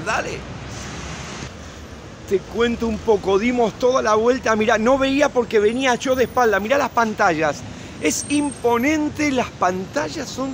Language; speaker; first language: Spanish; native; Spanish